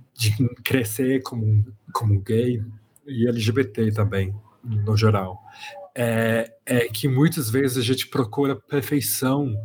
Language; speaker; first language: Portuguese; non-native, fluent; English